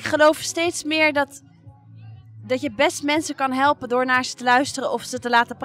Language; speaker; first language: Dutch; native; Dutch